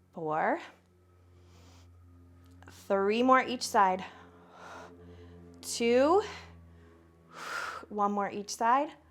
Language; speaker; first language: English; native; English